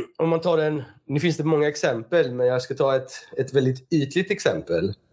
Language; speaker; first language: Swedish; early bilingual, other home language; Persian